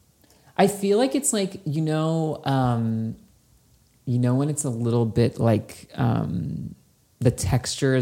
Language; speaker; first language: English; native; English